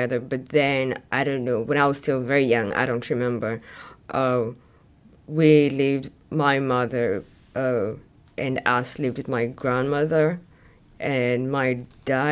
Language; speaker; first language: English; non-native, local second language; Kamba